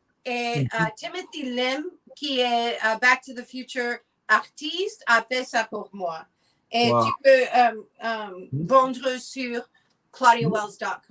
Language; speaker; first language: French; non-native, learner; English